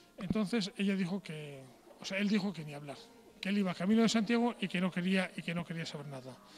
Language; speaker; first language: Spanish; native; Spanish